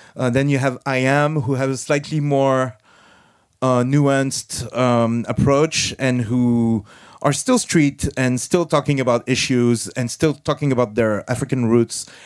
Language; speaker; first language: English; non-native, fluent; French